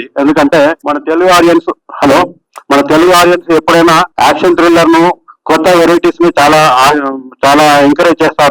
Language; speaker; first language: Telugu; native; Telugu